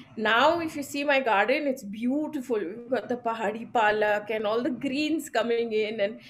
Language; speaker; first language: English; non-native, local second language; Gujarati